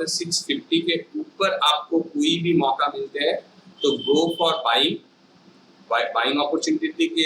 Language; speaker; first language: Hindi; native; Hindi